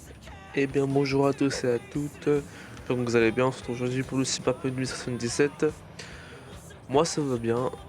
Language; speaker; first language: French; native; French